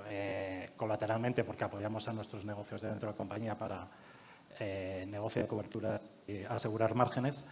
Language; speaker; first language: Spanish; native; Spanish